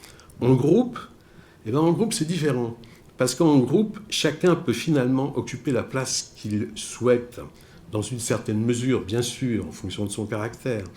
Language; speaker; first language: French; native; French